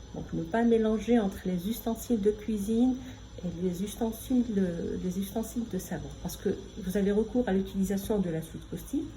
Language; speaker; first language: French; non-native, local second language; Arabic